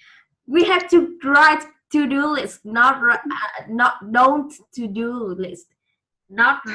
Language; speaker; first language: English; non-native, learner; Vietnamese